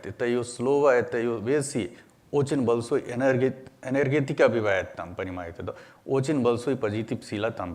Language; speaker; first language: Russian; non-native, learner; Hindi